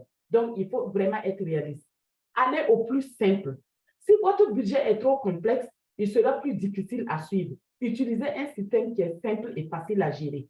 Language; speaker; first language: French; non-native, local second language; Mossi